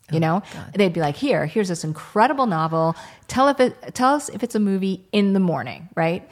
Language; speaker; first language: English; native; English